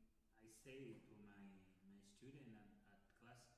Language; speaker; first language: English; non-native, learner; Spanish